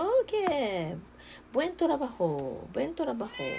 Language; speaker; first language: Spanish; non-native, learner; Japanese